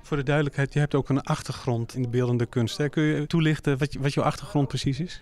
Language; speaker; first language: Dutch; native; Dutch